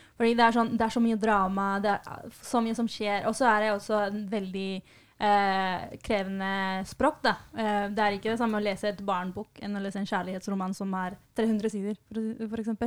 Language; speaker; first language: Norwegian; non-native, fluent; Spanish